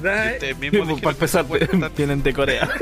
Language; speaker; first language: Spanish; native; Spanish